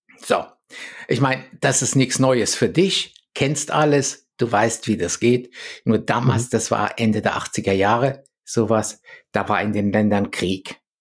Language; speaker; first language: German; early bilingual, other home language; Polish